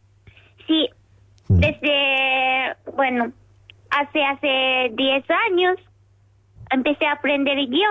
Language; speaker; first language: Spanish; non-native, learner; Japanese